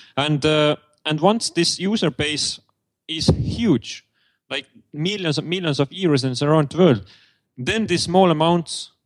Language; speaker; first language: English; non-native, fluent; Estonian